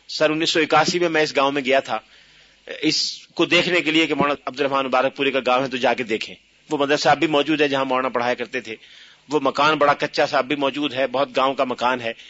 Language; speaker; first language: Urdu; native; Urdu